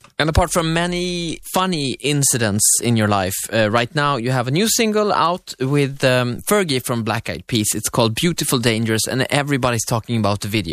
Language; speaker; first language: English; non-native, fluent; Swedish